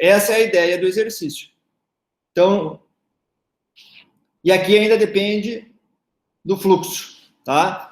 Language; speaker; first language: Portuguese; native; Portuguese